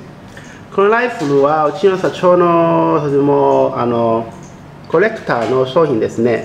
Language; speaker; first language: Japanese; non-native, fluent; Chinese